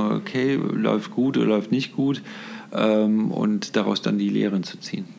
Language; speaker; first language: German; native; German